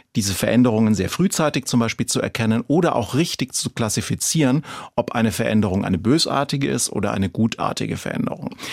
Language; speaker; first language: German; native; German